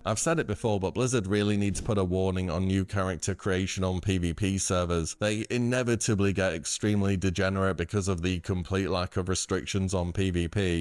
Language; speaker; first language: English; native; English